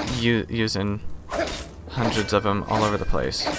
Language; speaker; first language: English; native; English